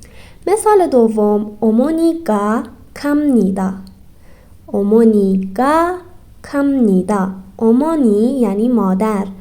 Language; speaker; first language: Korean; non-native, fluent; Persian